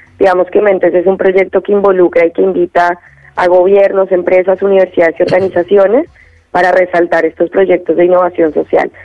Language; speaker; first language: Spanish; native; Spanish